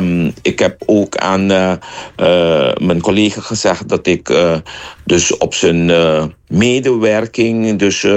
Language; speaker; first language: Dutch; non-native, local second language; Papiamento